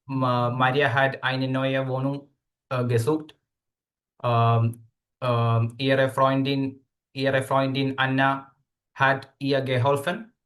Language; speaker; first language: German; non-native, learner; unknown